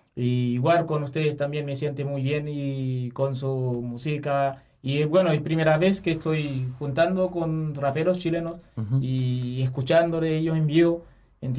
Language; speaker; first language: Spanish; non-native, learner; Haitian Creole